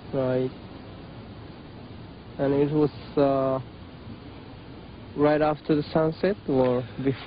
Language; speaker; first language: English; non-native, fluent; Japanese